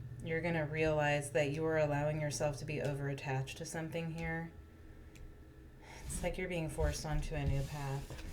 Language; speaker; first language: English; native; English